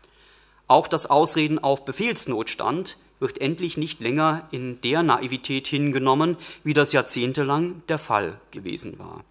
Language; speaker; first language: German; native; German